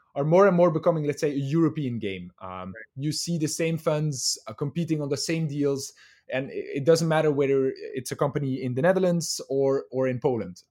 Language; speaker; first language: English; non-native, fluent; Dutch